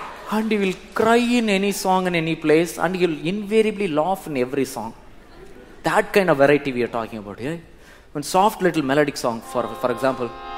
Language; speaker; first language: English; non-native, local second language; Tamil